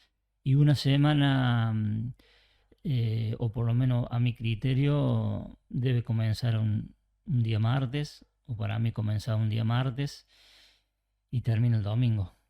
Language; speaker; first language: Spanish; native; Spanish